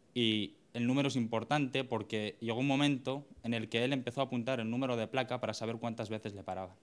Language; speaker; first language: Spanish; native; Spanish